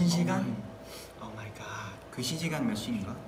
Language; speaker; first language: Korean; non-native, fluent; Vietnamese